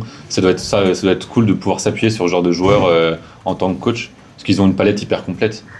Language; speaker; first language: French; native; French